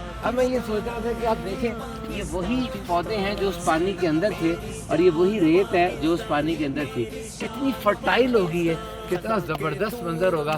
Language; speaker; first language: Urdu; native; Urdu